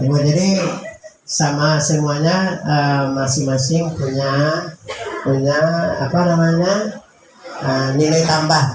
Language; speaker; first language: Indonesian; native; Indonesian